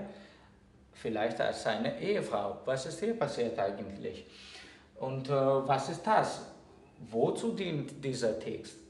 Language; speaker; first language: German; non-native, fluent; Greek